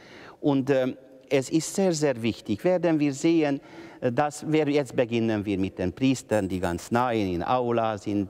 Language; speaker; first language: German; non-native, local second language; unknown